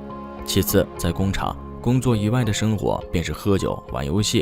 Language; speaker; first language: Chinese; native; Chinese